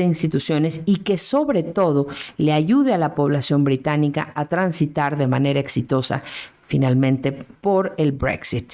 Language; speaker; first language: Spanish; native; Spanish